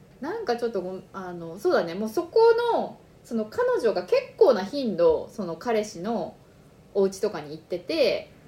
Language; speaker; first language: Japanese; early bilingual, other home language; Chinese